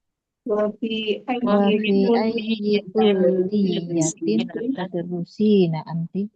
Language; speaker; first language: Arabic; non-native, learner; Indonesian